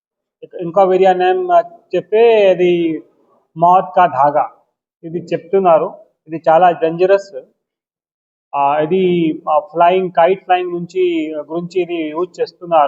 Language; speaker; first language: Telugu; non-native, local second language; Urdu